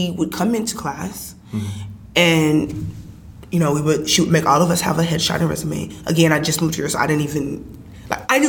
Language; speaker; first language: English; native; English